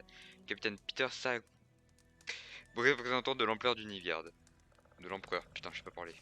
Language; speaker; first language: French; native; French